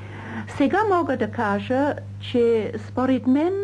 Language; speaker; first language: Bulgarian; non-native, fluent; English